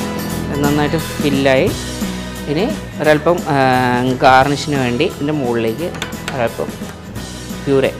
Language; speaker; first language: Malayalam; native; Malayalam